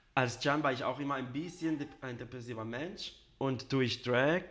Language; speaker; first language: German; non-native, fluent; Spanish